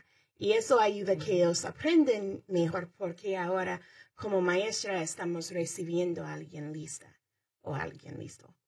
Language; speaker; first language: Spanish; early bilingual, heritage; Spanish